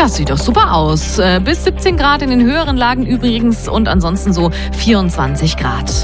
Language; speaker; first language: German; native; German